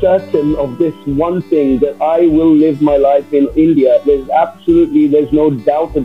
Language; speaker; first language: English; native; English